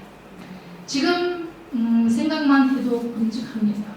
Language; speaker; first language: Korean; early bilingual, heritage; Russian